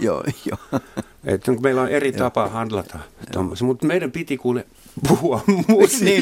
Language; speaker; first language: Finnish; non-native, fluent; German